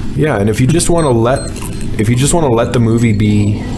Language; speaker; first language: English; native; English